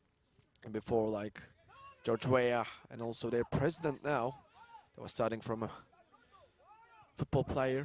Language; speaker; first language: English; non-native, fluent; Turkish